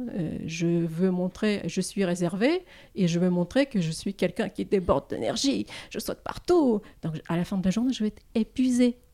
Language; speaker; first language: French; non-native, fluent; Russian